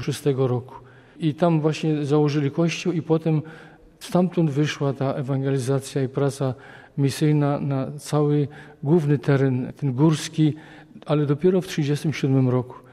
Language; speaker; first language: Polish; native; Polish